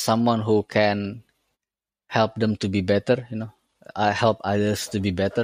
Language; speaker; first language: English; non-native, fluent; Indonesian